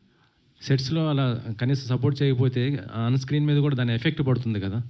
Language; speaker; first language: Telugu; native; Telugu